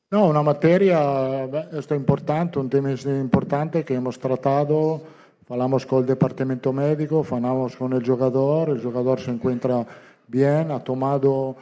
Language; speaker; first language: Spanish; non-native, fluent; Italian